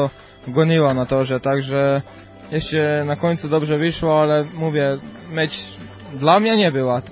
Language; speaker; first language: Polish; non-native, fluent; Croatian